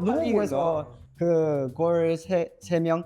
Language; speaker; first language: Korean; non-native, learner; English